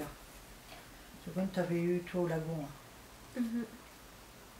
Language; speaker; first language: French; native; French